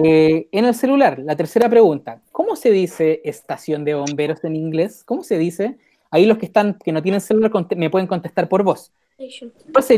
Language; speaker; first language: Spanish; native; Spanish